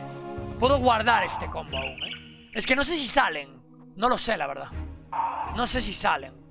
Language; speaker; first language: Spanish; native; Spanish